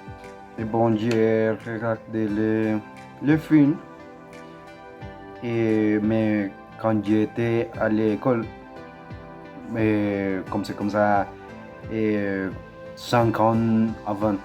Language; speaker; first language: French; non-native, learner; Spanish